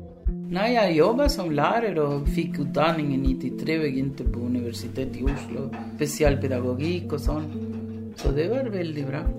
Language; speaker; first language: Norwegian; non-native, fluent; Spanish